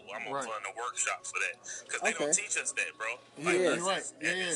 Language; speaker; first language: English; native; English